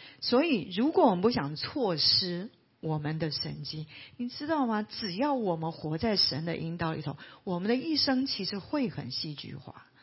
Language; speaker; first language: Chinese; native; Chinese